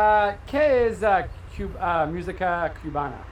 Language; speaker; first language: Spanish; non-native, learner; English